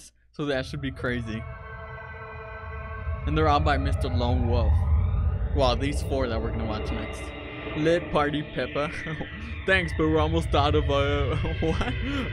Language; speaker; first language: English; native; English